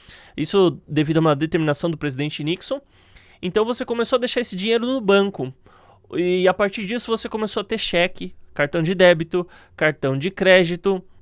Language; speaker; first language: Portuguese; native; Portuguese